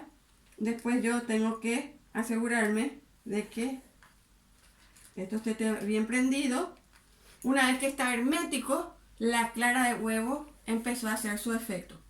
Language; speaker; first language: Spanish; native; Spanish